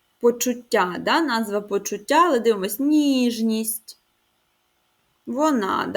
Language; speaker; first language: Ukrainian; native; Ukrainian